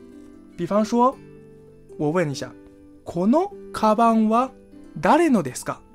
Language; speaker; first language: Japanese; non-native, fluent; Chinese